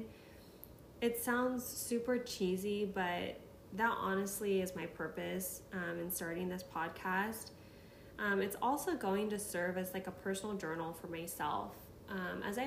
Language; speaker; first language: English; native; English